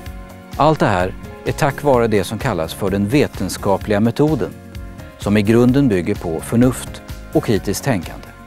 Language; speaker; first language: Swedish; native; Swedish